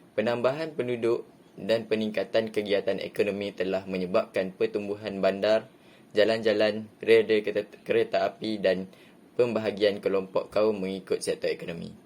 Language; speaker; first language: Malay; native; Malay